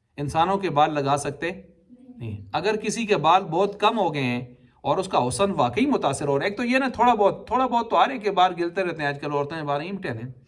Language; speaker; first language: Urdu; non-native, local second language; Punjabi